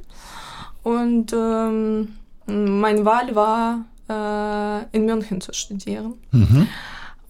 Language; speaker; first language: German; non-native, fluent; Ukrainian